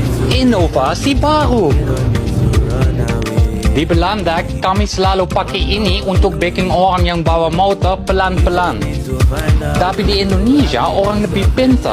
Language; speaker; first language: Indonesian; non-native, fluent; Dutch